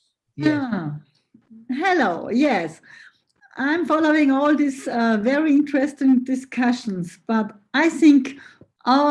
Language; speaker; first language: English; non-native, fluent; German